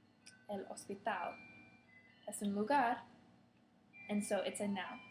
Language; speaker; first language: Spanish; non-native, learner; English